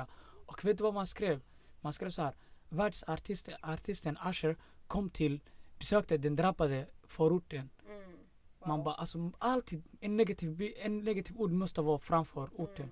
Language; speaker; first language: Swedish; non-native, fluent; Somali